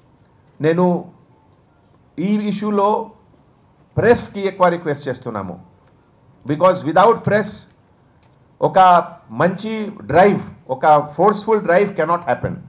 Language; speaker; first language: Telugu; non-native, fluent; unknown